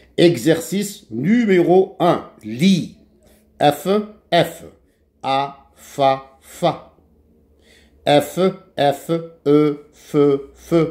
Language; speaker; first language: French; non-native, local second language; Arabic